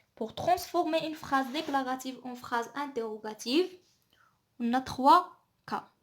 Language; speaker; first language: French; non-native, local second language; Arabic